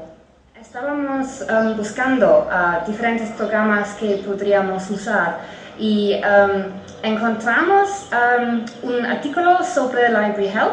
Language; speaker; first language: Spanish; non-native, fluent; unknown